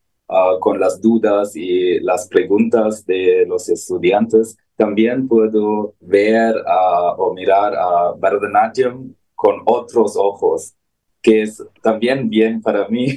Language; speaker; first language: Spanish; non-native, learner; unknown